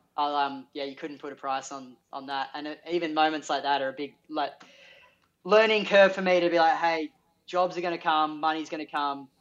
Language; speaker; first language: English; native; English